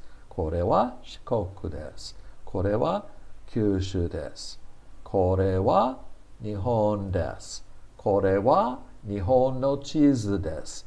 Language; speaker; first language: Japanese; non-native, fluent; English